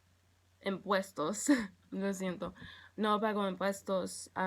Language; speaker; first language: Spanish; non-native, learner; English